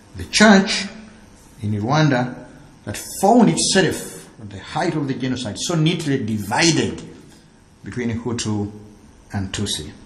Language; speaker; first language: English; non-native, local second language; Ganda